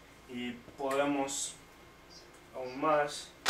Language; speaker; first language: Spanish; non-native, fluent; English